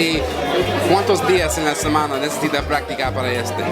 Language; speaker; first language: Spanish; non-native, learner; English